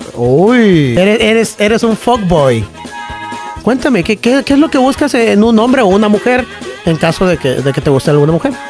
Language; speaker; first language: Spanish; native; Spanish